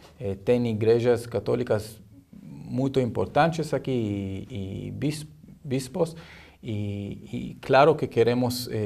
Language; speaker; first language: Portuguese; non-native, learner; Hebrew